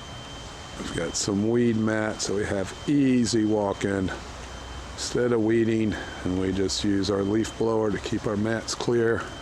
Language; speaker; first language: English; native; English